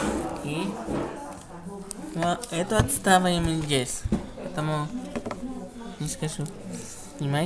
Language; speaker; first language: Russian; non-native, learner; Italian